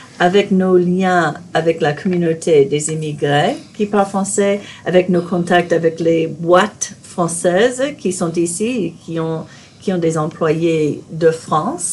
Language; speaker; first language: French; non-native, fluent; English